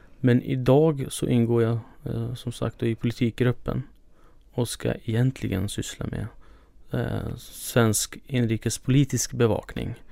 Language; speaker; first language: Swedish; early bilingual, other home language; Kurdish